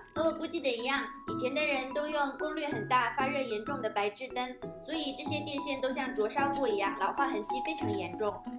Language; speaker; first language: Chinese; native; Chinese